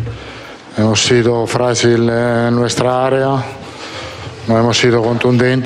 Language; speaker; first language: Spanish; non-native, fluent; Italian